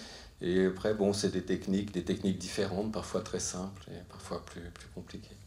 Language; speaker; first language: French; native; French